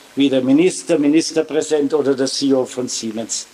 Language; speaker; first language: German; native; German